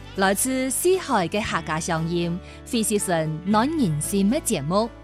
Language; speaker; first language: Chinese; native; Chinese